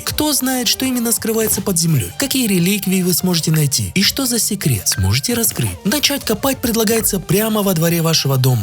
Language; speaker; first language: Russian; native; Russian